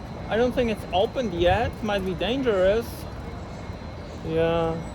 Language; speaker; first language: English; non-native, fluent; Polish